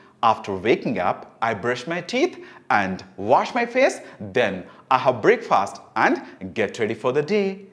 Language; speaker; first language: English; non-native, local second language; Telugu